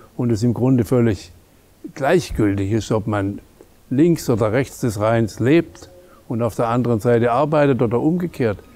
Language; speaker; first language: German; native; German